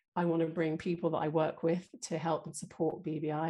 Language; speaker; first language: English; native; English